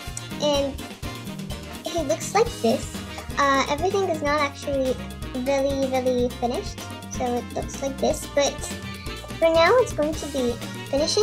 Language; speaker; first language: English; non-native, learner; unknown